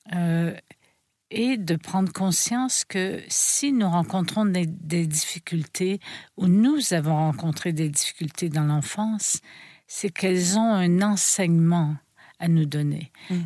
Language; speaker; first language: French; native; French